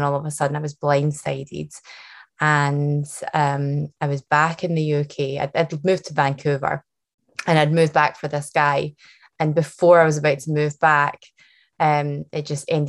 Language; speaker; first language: English; native; English